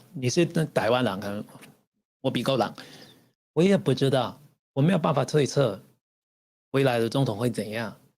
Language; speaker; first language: Chinese; non-native, learner; English